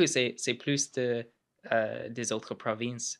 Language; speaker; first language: French; non-native, local second language; English